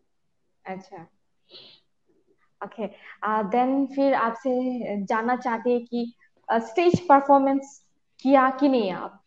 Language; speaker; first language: Hindi; non-native, local second language; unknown